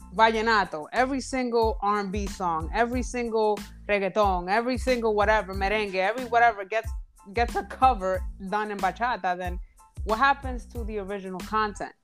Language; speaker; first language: English; early bilingual, other home language; Spanish